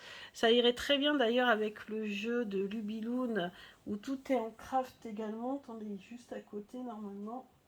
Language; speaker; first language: French; native; French